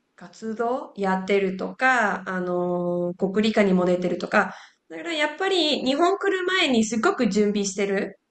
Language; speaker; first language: Japanese; non-native, fluent; Spanish